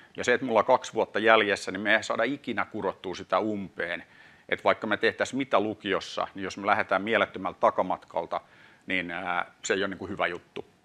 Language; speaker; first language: Finnish; non-native, local second language; Swedish